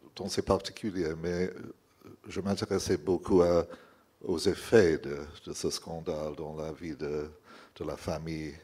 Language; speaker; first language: French; non-native, fluent; English